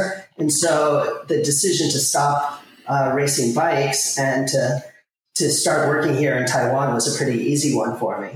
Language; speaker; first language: English; native; English